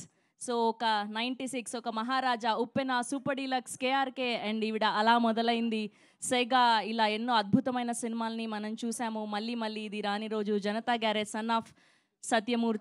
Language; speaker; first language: Telugu; native; Telugu